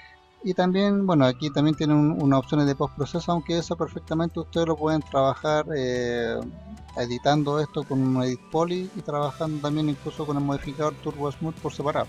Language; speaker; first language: Spanish; native; Spanish